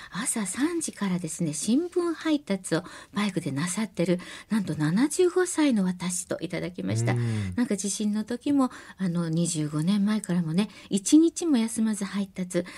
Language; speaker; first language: Japanese; native; Japanese